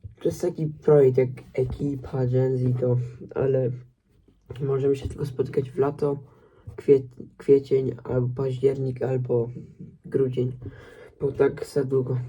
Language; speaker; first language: Polish; early bilingual, heritage; Polish